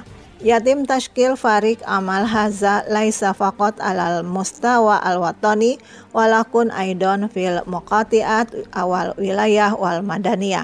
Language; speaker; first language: Arabic; non-native, fluent; Indonesian